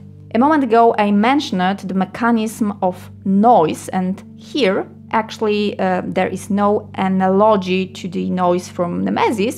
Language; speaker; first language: English; non-native, fluent; Polish